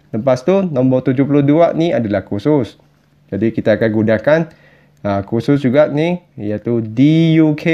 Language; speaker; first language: Malay; non-native, local second language; Chinese